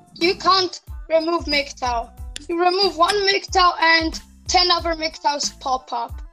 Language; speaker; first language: English; non-native, fluent; Serbian